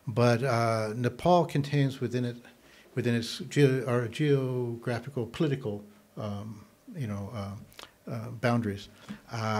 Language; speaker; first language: English; native; English